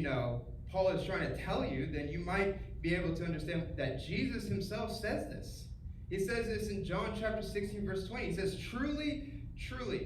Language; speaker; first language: English; native; English